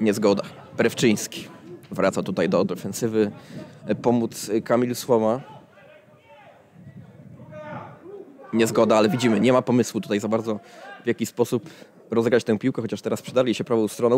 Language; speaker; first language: Polish; native; Polish